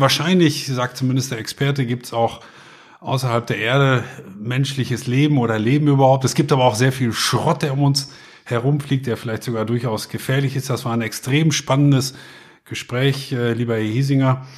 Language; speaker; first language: German; native; German